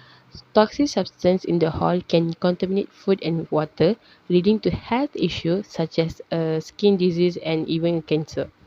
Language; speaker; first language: English; non-native, local second language; Tamil